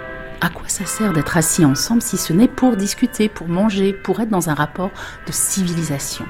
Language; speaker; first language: French; native; French